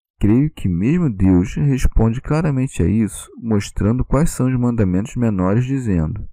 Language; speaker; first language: Portuguese; native; Portuguese